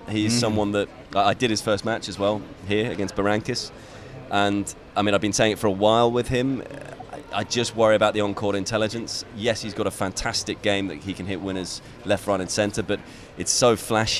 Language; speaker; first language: English; native; English